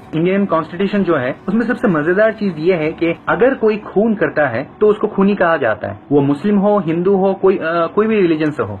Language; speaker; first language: Urdu; non-native, fluent; Bangla